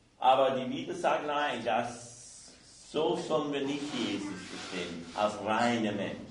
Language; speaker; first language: German; non-native, fluent; English